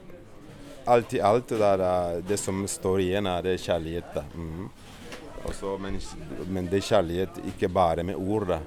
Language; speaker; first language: Norwegian; non-native, fluent; Portuguese